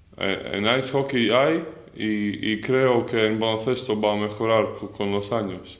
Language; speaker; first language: Spanish; non-native, learner; Latvian